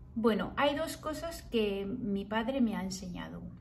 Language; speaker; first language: Spanish; early bilingual, heritage; Spanish